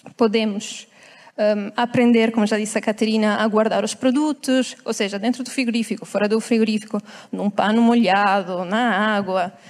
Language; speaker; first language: Portuguese; non-native, fluent; Italian